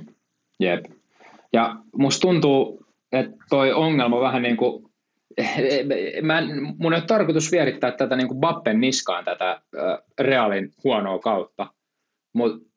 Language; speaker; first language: Finnish; native; Finnish